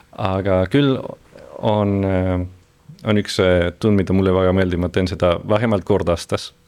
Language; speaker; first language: Estonian; non-native, fluent; Spanish